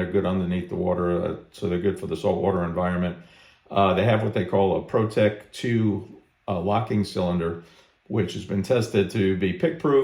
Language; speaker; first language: English; native; English